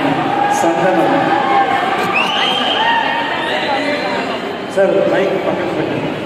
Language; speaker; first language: Telugu; non-native, learner; Tamil